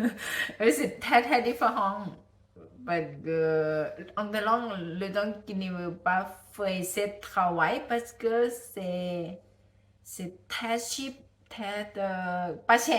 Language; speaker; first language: French; non-native, learner; Thai